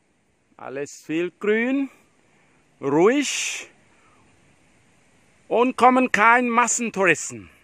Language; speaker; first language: German; non-native, learner; Thai